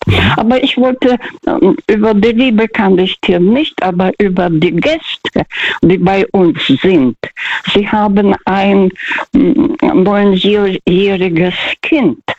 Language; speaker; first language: German; non-native, fluent; Russian